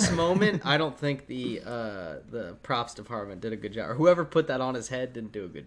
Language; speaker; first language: English; native; English